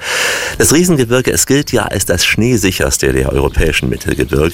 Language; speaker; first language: German; native; German